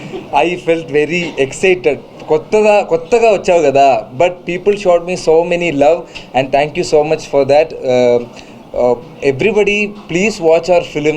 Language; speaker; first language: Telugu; non-native, learner; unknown